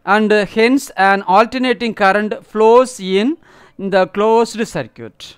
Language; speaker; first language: English; non-native, local second language; Tamil